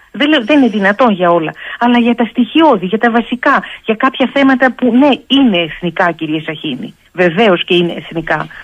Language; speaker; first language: Greek; native; Greek